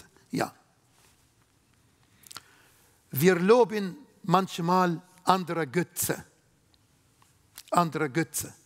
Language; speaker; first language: German; non-native, fluent; Arabic